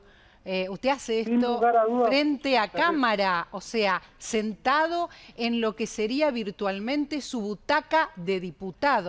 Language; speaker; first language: Spanish; native; Spanish